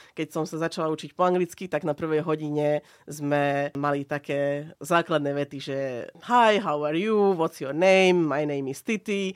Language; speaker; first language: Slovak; non-native, local second language; Hungarian